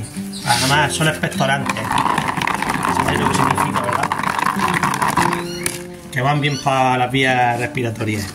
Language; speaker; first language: Spanish; native; Spanish